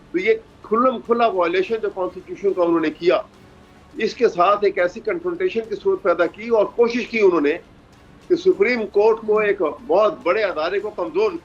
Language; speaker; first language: Urdu; native; Urdu